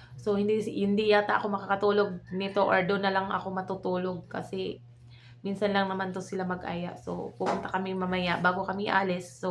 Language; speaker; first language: Filipino; non-native, local second language; Waray